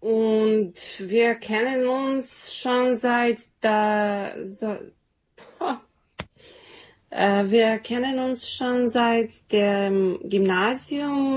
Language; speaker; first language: German; non-native, fluent; Serbian